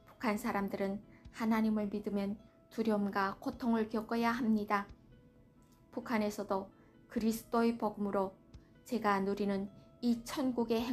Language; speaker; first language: Korean; native; Korean